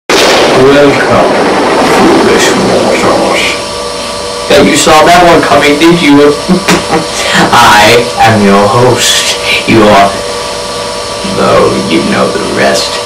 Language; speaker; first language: English; native; English